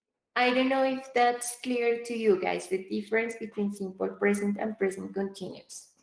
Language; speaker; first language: English; non-native, fluent; Spanish